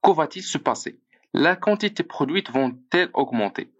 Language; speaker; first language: French; non-native, local second language; Arabic